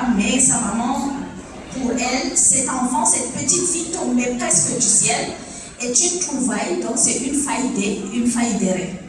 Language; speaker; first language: French; non-native, local second language; Fula